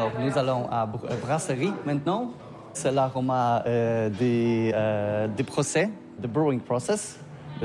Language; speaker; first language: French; non-native, learner; Polish